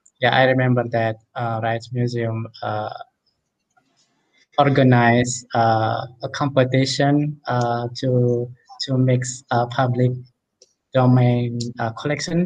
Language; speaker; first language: English; non-native, fluent; Indonesian